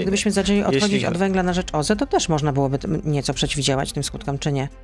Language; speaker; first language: Polish; native; Polish